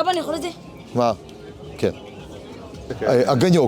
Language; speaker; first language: Russian; early bilingual, heritage; Hebrew